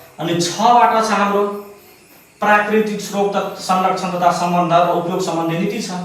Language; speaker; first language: Nepali; non-native, local second language; Maithili